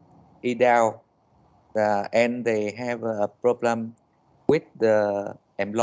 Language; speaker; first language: English; non-native, learner; Vietnamese